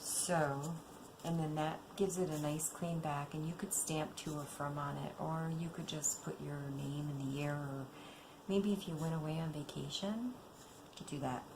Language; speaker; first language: English; native; English